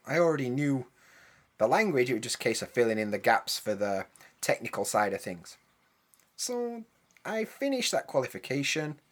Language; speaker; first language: English; native; English